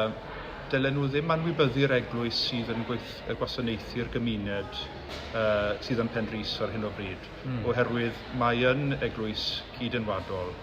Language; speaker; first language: Welsh; native; Welsh